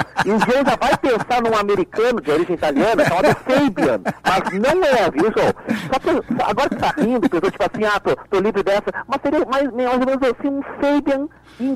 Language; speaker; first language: Portuguese; native; Portuguese